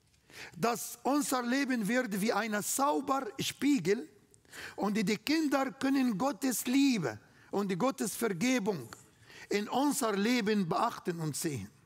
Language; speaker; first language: German; non-native, fluent; Arabic